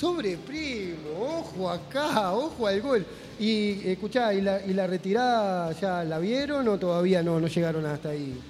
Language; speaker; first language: Spanish; native; Spanish